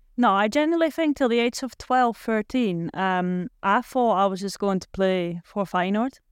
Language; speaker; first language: English; non-native, fluent; Dutch